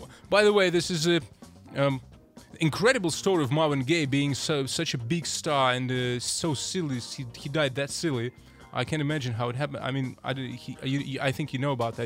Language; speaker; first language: English; non-native, fluent; Russian